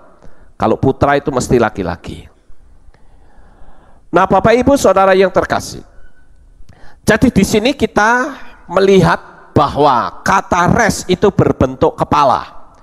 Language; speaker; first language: Indonesian; native; Indonesian